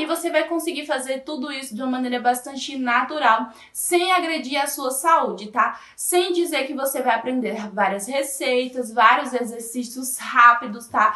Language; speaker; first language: Portuguese; native; Portuguese